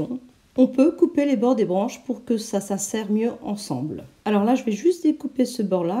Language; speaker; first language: French; native; French